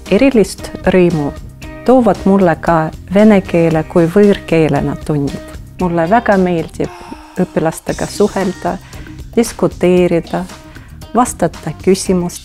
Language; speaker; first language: Estonian; non-native, local second language; Russian